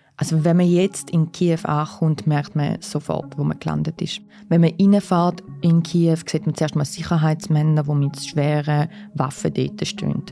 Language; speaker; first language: German; early bilingual, other home language; Russian